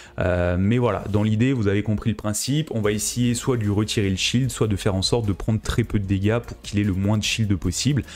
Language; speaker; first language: French; native; French